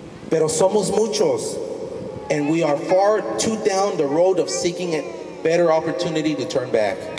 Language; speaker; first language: English; early bilingual, other home language; Spanish